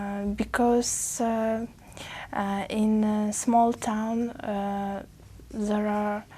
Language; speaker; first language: English; non-native, learner; Uzbek